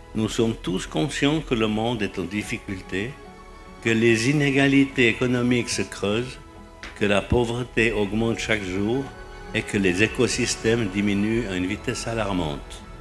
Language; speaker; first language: French; native; French